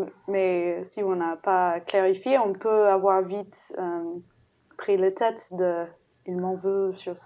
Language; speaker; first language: French; non-native, fluent; English